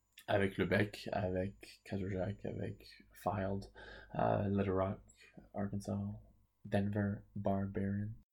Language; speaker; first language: French; early bilingual, heritage; French